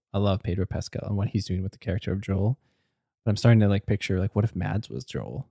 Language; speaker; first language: English; native; English